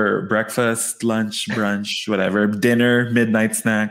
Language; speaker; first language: English; non-native, local second language; Filipino